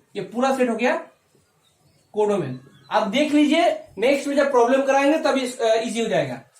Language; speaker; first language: Hindi; non-native, local second language; Bangla